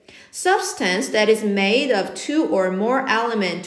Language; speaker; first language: English; non-native, fluent; Korean